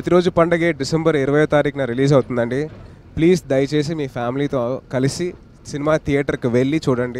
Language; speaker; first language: Telugu; native; Telugu